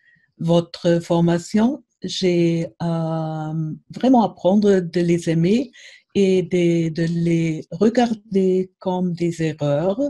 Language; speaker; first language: French; non-native, fluent; German